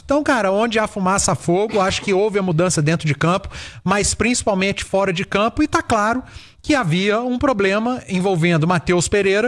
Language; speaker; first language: Portuguese; native; Portuguese